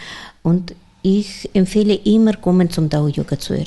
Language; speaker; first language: German; non-native, learner; Russian